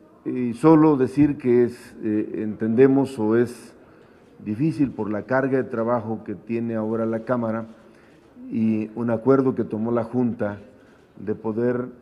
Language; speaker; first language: Spanish; native; Spanish